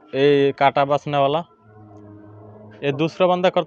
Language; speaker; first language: Hindi; non-native, learner; Bangla